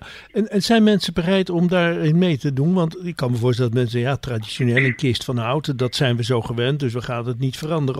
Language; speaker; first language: Dutch; native; Dutch